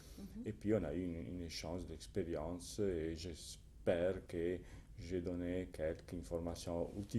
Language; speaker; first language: French; non-native, fluent; Italian